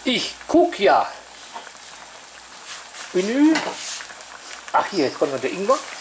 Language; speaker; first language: German; native; German